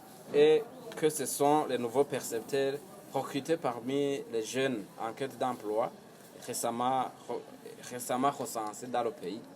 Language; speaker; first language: French; non-native, local second language; Rundi